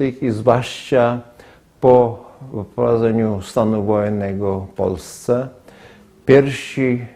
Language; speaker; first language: Polish; non-native, fluent; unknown